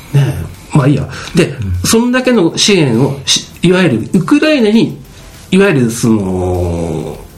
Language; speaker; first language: Japanese; native; Japanese